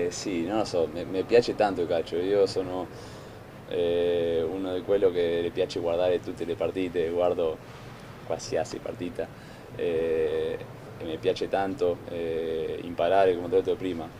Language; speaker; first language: Italian; non-native, fluent; Spanish